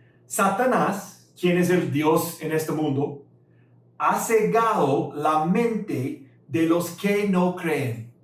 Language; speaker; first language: Spanish; non-native, fluent; English